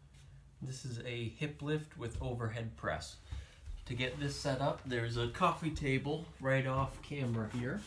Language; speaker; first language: English; native; English